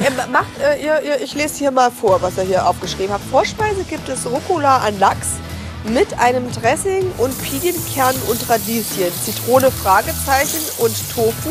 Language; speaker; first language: German; native; German